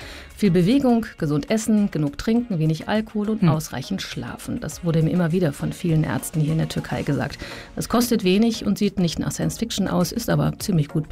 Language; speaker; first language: German; native; German